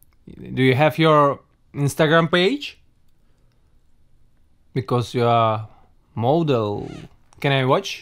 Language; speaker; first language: English; non-native, learner; Russian